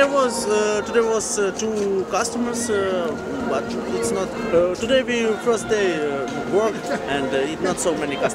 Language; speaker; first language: English; non-native, learner; Russian